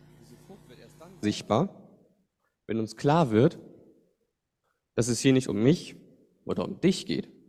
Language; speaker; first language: German; native; German